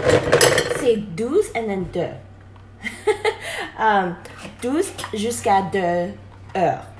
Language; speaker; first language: French; non-native, learner; English